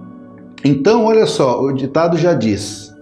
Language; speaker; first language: Portuguese; native; Portuguese